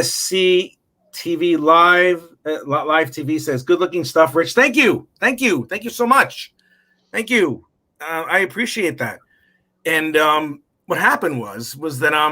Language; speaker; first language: English; native; English